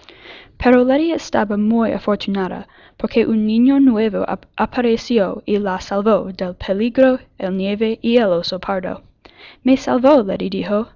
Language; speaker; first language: Spanish; non-native, learner; English